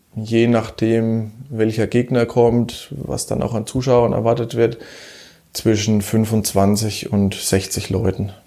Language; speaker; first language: German; native; German